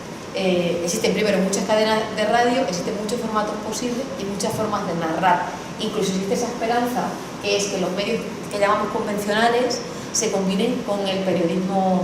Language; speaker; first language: Spanish; native; Spanish